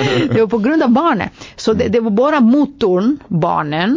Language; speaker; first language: Swedish; non-native, fluent; Greek